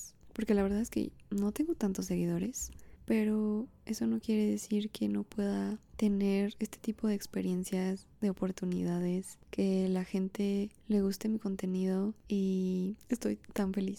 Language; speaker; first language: Spanish; native; Spanish